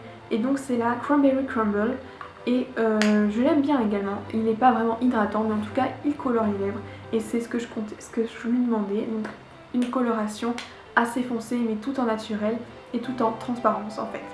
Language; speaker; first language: French; native; French